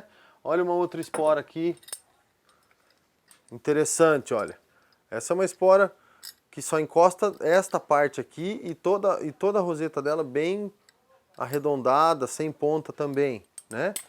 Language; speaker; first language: Portuguese; native; Portuguese